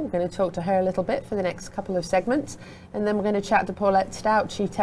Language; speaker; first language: English; native; English